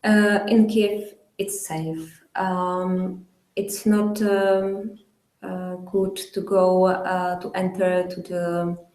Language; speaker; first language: English; non-native, fluent; Czech